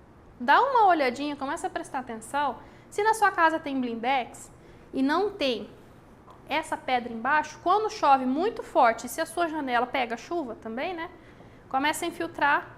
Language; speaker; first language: Portuguese; native; Portuguese